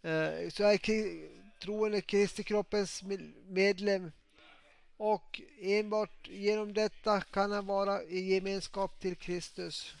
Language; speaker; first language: Swedish; non-native, local second language; Finnish